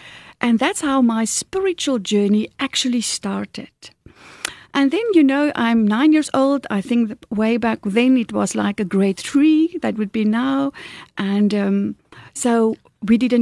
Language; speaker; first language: English; non-native, fluent; Afrikaans